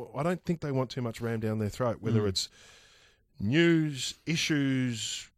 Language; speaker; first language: English; native; English